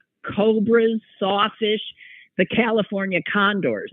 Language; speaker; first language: English; native; English